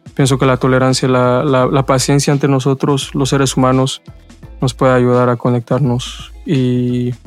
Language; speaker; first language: Spanish; early bilingual, heritage; Spanish